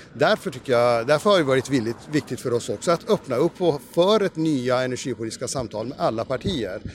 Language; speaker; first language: Swedish; native; Swedish